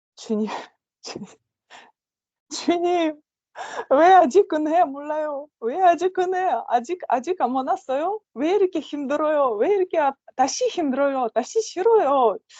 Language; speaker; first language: Korean; non-native, learner; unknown